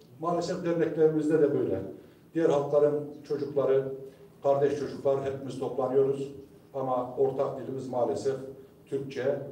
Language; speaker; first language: Turkish; non-native, local second language; Adyghe